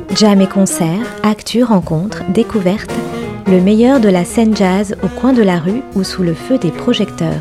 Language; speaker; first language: French; native; French